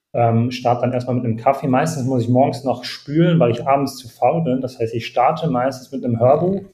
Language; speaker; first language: German; native; German